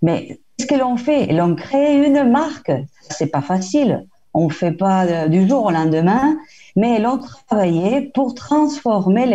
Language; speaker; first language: French; non-native, fluent; Spanish